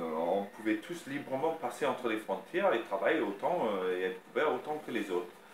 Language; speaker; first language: French; non-native, fluent; English